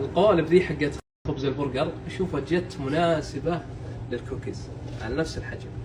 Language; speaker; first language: Arabic; native; Arabic